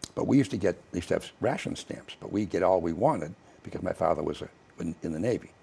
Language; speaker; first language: English; native; English